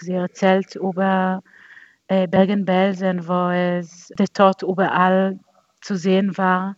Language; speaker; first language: German; non-native, fluent; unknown